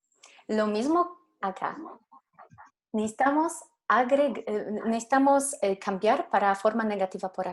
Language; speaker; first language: Spanish; non-native, fluent; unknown